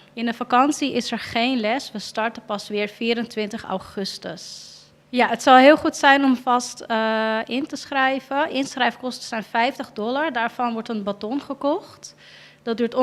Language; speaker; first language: Dutch; native; Dutch